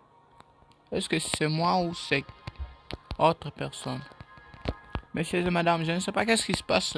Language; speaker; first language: French; non-native, learner; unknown